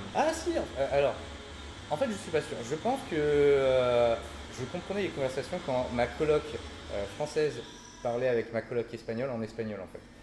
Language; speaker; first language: French; native; French